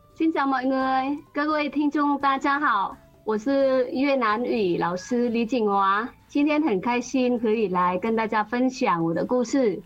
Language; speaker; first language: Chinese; non-native, fluent; Vietnamese